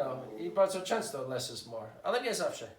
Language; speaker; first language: Polish; non-native, learner; English